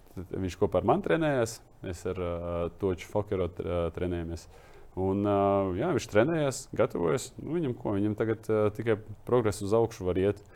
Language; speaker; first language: Latvian; non-native, local second language; Russian